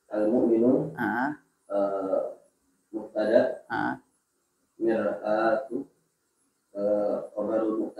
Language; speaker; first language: Arabic; non-native, learner; Indonesian